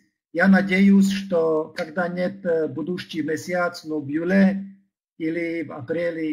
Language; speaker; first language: Russian; non-native, fluent; Czech